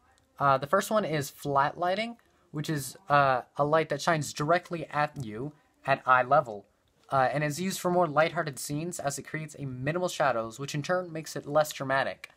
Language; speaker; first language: English; native; English